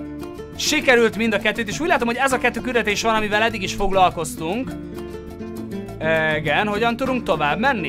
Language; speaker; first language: Hungarian; native; Hungarian